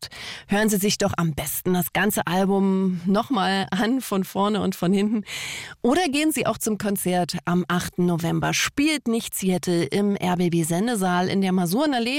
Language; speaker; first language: German; native; German